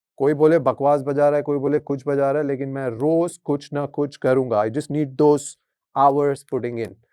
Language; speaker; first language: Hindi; native; Hindi